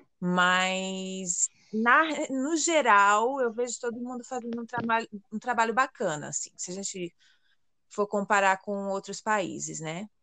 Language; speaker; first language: Portuguese; native; Portuguese